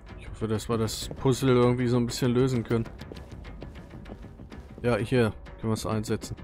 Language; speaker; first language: German; native; German